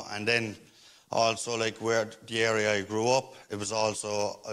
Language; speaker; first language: English; native; English